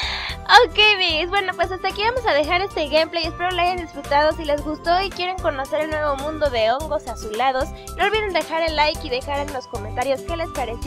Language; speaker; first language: Spanish; native; Spanish